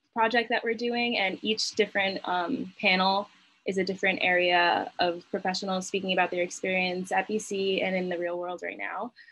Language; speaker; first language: English; native; English